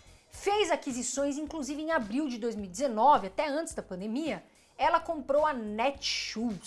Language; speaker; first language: Portuguese; native; Portuguese